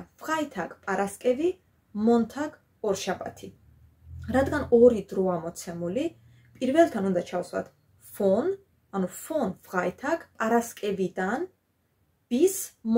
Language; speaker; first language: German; non-native, fluent; Georgian